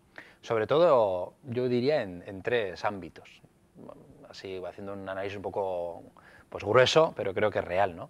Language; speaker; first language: Spanish; native; Spanish